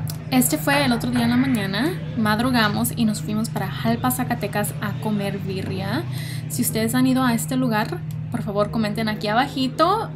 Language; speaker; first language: Spanish; early bilingual, heritage; Spanish